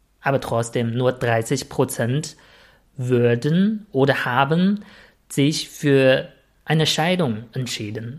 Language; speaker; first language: German; non-native, fluent; Chinese